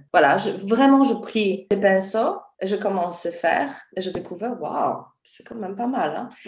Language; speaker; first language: French; non-native, fluent; Polish